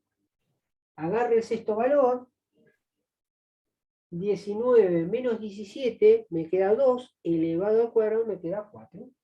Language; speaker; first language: Spanish; native; Spanish